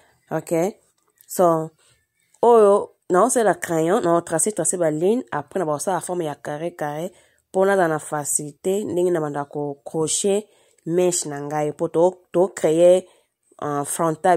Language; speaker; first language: French; non-native, local second language; Lingala